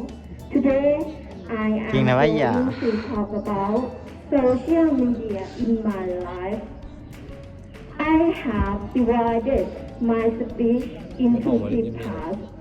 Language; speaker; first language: English; non-native, learner; Thai